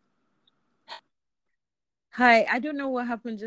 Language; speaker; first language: English; non-native, local second language; Igbo